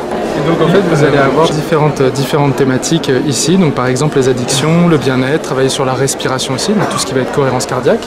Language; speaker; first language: French; native; French